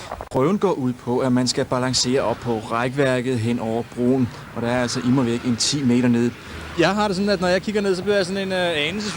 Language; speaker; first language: Danish; native; Danish